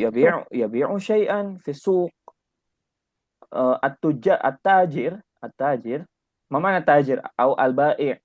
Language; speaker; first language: Arabic; non-native, fluent; Indonesian